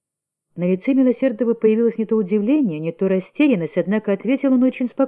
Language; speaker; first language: Russian; native; Russian